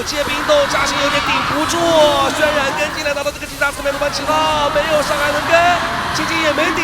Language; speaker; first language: Chinese; native; Chinese